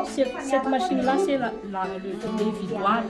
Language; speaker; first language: French; non-native, local second language; Malagasy